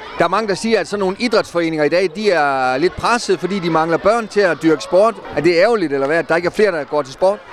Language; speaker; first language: Danish; native; Danish